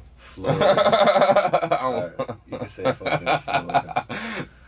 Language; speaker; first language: English; native; English